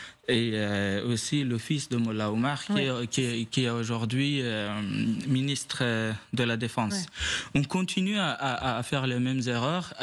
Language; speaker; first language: French; non-native, fluent; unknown